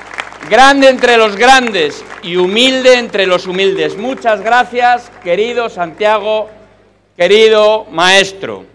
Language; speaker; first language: Spanish; native; Spanish